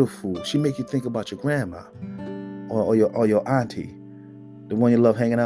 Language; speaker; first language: English; native; English